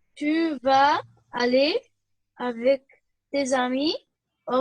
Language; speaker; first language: French; non-native, learner; Arabic